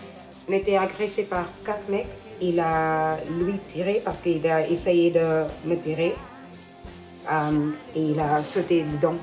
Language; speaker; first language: French; non-native, learner; English